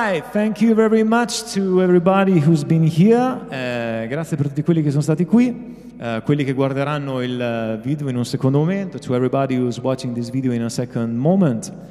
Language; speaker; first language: English; non-native, fluent; Italian